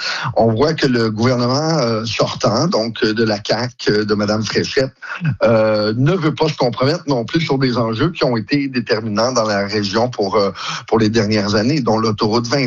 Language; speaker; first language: French; native; French